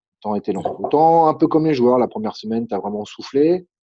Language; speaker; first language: French; native; French